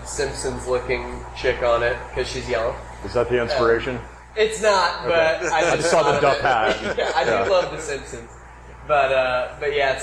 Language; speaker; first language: English; native; English